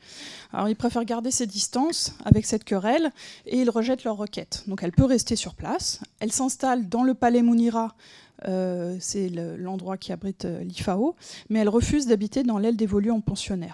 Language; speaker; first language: French; native; French